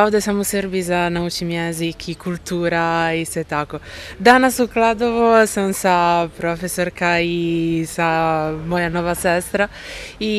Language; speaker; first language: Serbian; non-native, learner; Italian